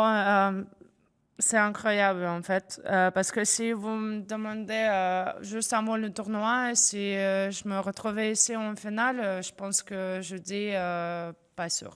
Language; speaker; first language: French; non-native, fluent; Russian